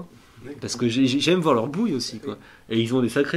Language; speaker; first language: French; native; French